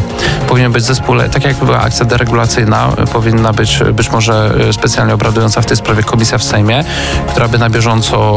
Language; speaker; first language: Polish; native; Polish